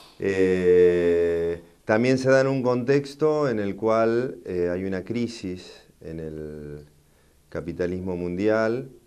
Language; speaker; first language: Spanish; native; Spanish